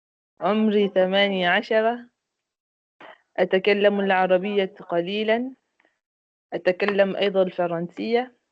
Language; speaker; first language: Arabic; non-native, learner; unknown